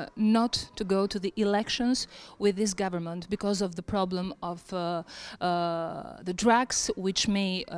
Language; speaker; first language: English; non-native, fluent; Albanian